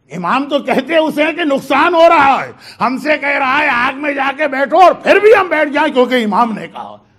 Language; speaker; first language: Hindi; native; Hindi